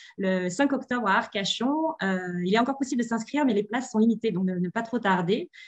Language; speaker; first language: French; native; French